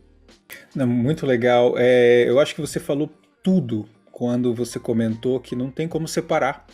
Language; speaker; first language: Portuguese; native; Portuguese